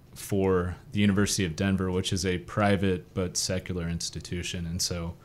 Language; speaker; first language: English; native; English